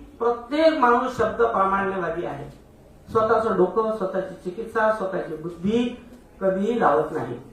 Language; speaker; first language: Marathi; non-native, local second language; Hindi